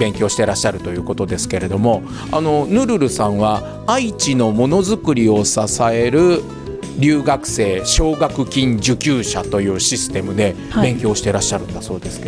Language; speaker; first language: Japanese; native; Japanese